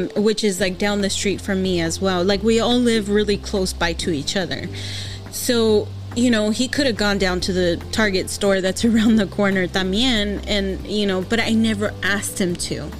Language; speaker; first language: English; early bilingual, other home language; Spanish